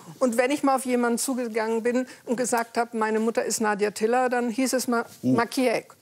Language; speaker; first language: German; early bilingual, heritage; Italian